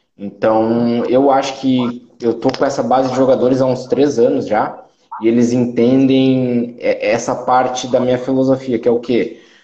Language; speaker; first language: Portuguese; native; Portuguese